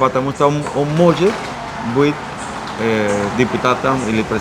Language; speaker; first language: Russian; non-native, learner; Spanish